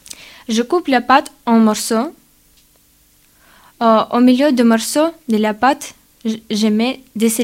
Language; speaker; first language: French; non-native, learner; Ukrainian